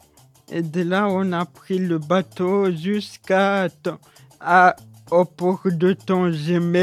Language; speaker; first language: French; early bilingual, other home language; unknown